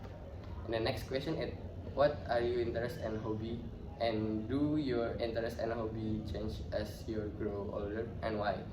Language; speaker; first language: English; non-native, learner; Indonesian